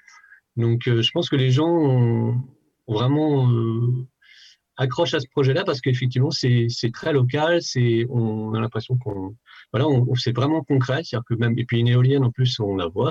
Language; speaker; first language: French; native; French